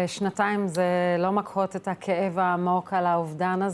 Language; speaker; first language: Hebrew; native; Hebrew